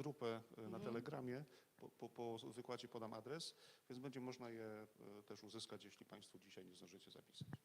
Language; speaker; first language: Polish; native; Polish